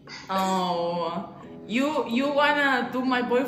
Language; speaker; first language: English; non-native, learner; Spanish